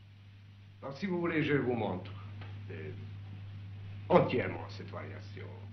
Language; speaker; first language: French; non-native, fluent; Hungarian